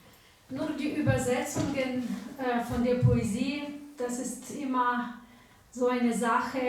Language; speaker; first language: German; non-native, fluent; Ukrainian